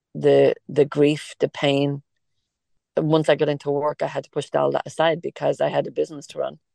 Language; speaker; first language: English; native; English